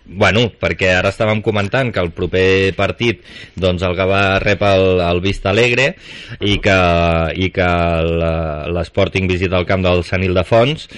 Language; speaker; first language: Catalan; native; Catalan